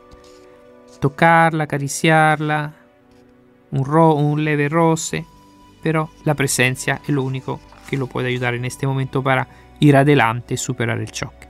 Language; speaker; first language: Spanish; non-native, fluent; Italian